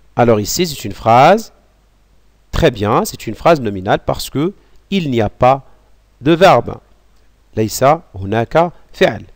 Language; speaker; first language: French; non-native, local second language; Arabic